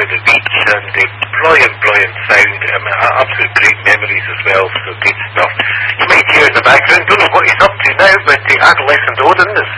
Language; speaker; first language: English; native; English